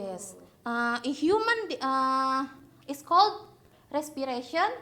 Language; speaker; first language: English; non-native, learner; Indonesian